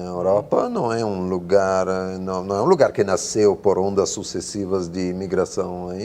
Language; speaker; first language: Portuguese; non-native, fluent; Italian